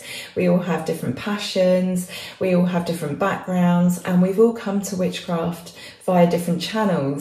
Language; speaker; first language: English; native; English